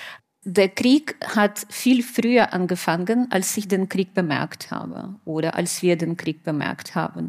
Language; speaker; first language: German; non-native, fluent; Russian